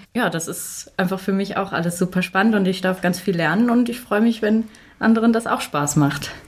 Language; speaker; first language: German; native; German